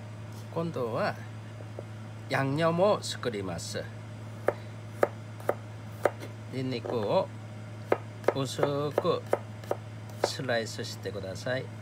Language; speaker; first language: Japanese; non-native, fluent; Korean